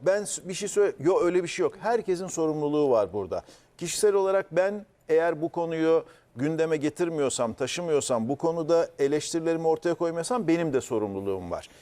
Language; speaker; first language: Turkish; native; Turkish